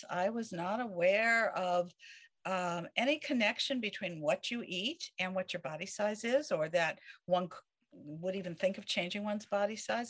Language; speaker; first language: English; native; English